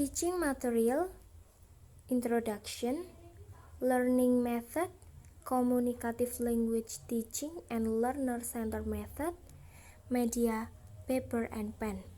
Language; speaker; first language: English; non-native, learner; Indonesian